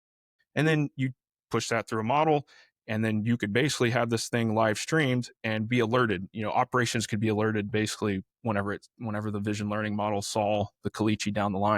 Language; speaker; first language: English; native; English